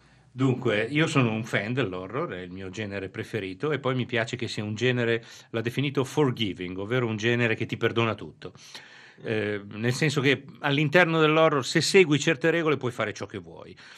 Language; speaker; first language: Italian; native; Italian